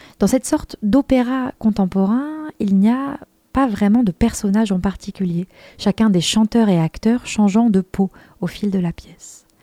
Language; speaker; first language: French; native; French